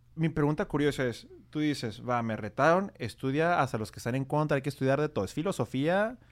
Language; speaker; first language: Spanish; native; Spanish